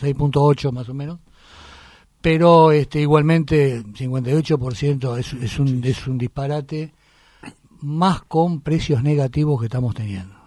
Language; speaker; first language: Spanish; native; Spanish